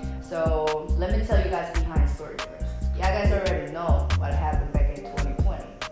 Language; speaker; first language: English; non-native, fluent; Korean